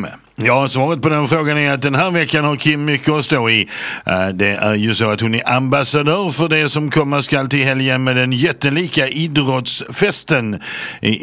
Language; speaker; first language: Swedish; native; Swedish